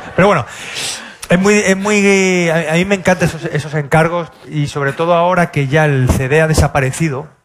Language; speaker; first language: Spanish; native; Spanish